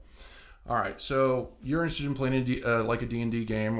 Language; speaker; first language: English; native; English